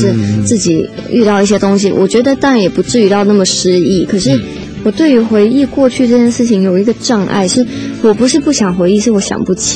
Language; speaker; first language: Chinese; native; Chinese